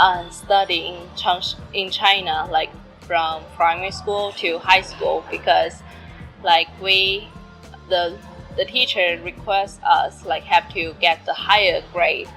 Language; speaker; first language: English; non-native, learner; Chinese